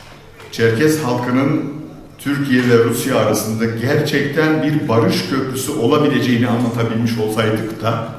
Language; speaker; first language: Turkish; native; Turkish